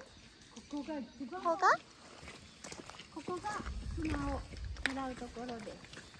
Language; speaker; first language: Japanese; native; Japanese